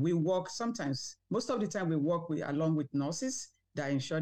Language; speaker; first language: English; non-native, local second language; Yoruba